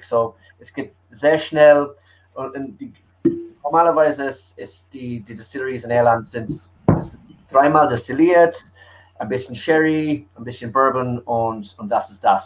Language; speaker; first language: German; early bilingual, heritage; English